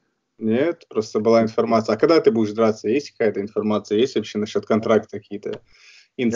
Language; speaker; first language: Russian; native; Russian